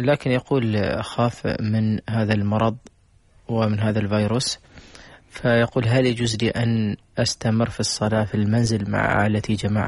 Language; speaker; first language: Arabic; native; Arabic